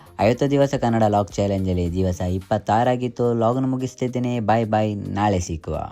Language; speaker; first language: Kannada; non-native, local second language; Tulu